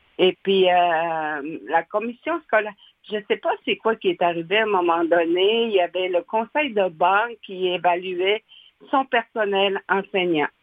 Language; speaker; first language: French; non-native, local second language; Innu-aimun